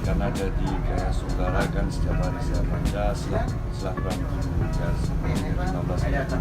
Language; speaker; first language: Indonesian; non-native, fluent; Turkish